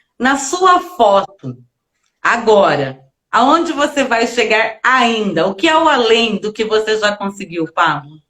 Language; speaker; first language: Portuguese; native; Portuguese